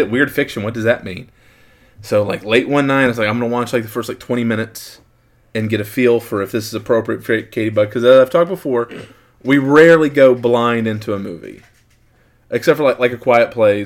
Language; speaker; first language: English; native; English